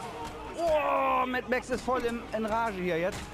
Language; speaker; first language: German; native; German